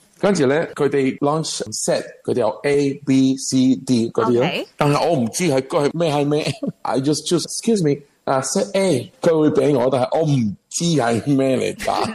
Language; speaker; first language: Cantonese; non-native, learner; Spanish